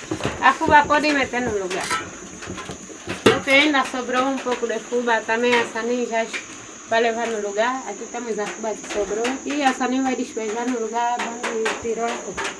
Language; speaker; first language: Portuguese; non-native, local second language; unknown